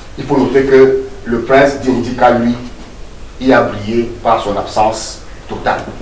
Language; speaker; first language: French; non-native, local second language; Duala